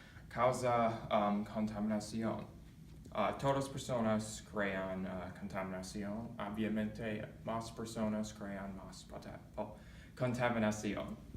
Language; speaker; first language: Spanish; non-native, learner; English